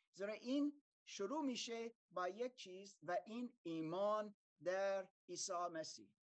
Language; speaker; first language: Persian; non-native, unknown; German